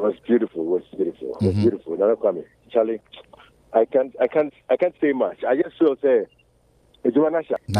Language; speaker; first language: English; non-native, local second language; Akan